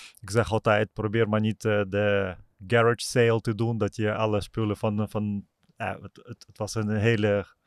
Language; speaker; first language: Dutch; non-native, fluent; Russian